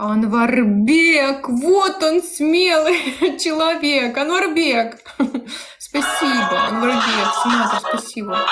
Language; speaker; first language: Russian; native; Russian